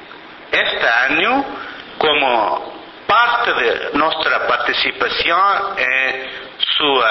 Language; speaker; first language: Spanish; non-native, learner; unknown